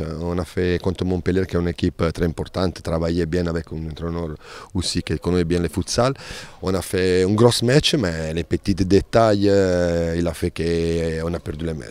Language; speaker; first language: French; non-native, fluent; Spanish